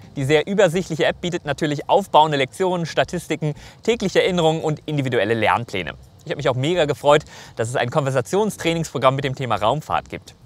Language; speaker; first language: German; native; German